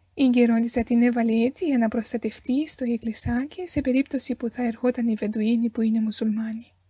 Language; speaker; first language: Greek; non-native, fluent; Romanian